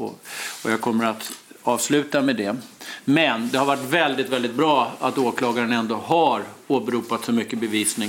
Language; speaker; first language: Swedish; native; Swedish